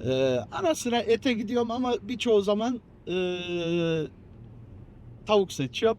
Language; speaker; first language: Turkish; early bilingual, heritage; Turkish